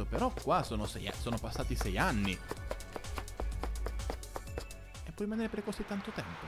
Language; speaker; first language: Italian; native; Italian